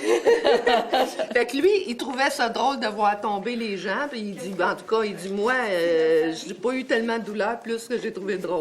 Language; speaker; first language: French; native; French